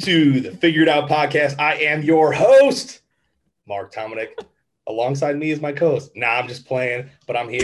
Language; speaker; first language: English; native; English